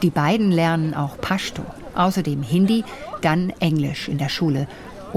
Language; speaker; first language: German; native; German